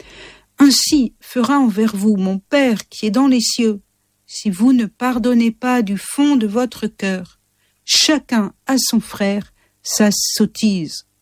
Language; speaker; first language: French; native; French